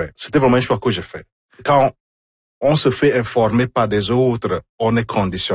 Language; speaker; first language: French; non-native, fluent; Igbo